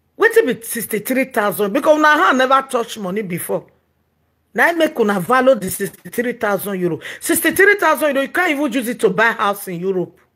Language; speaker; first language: Nigerian Pidgin; non-native, local second language; Yoruba